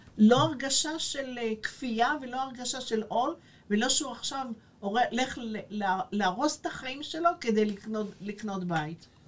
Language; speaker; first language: Hebrew; native; Hebrew